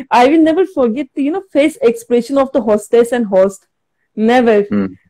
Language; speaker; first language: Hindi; non-native, learner; Turkish